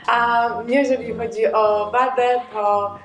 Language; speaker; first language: Polish; non-native, learner; Georgian